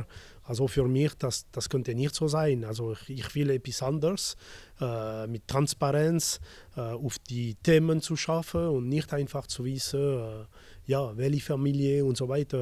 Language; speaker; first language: German; non-native, local second language; French